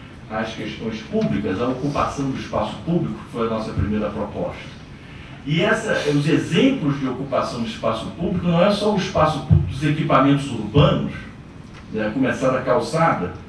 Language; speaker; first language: Portuguese; native; Portuguese